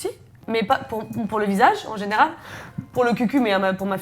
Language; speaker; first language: French; native; French